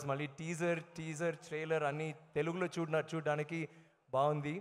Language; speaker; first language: Telugu; non-native, fluent; Tamil